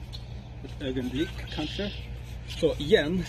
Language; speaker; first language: Swedish; non-native, learner; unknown